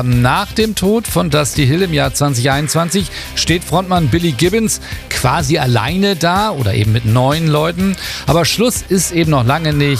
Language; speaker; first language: German; native; German